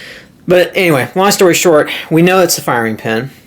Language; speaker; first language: English; native; English